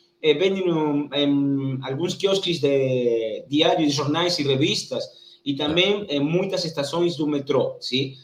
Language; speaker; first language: Portuguese; non-native, learner; Spanish